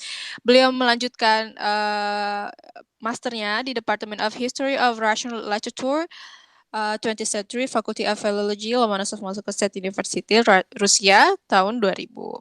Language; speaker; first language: Indonesian; native; Indonesian